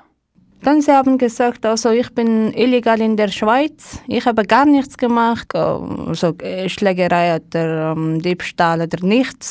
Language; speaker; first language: German; non-native, learner; Mongolian